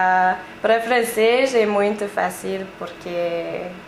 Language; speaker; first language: Portuguese; early bilingual, heritage; French